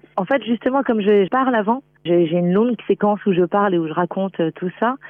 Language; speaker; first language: French; native; French